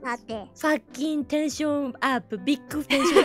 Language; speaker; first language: English; non-native, learner; Japanese